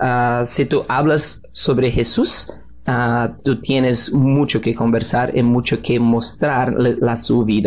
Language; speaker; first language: Spanish; non-native, learner; Portuguese